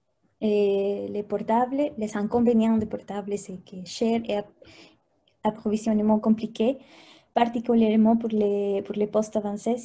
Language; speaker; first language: French; non-native, fluent; Spanish